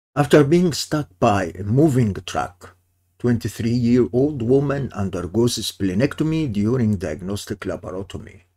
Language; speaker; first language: English; non-native, fluent; Arabic